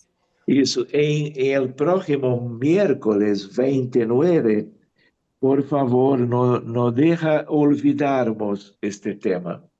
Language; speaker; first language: Spanish; non-native, fluent; Portuguese